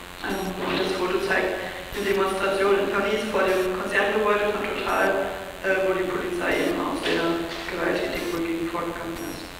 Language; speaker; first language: German; native; German